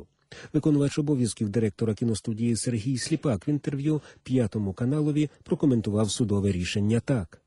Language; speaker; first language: Ukrainian; native; Ukrainian